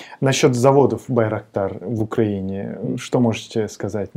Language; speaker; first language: Russian; non-native, fluent; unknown